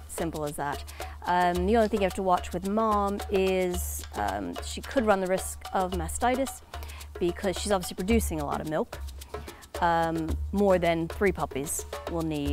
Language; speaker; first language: English; native; English